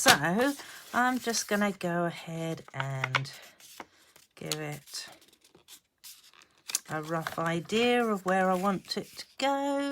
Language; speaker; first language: English; native; English